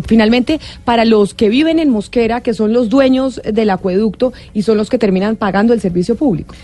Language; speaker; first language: Spanish; native; Spanish